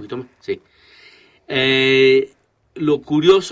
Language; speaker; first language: Spanish; native; Spanish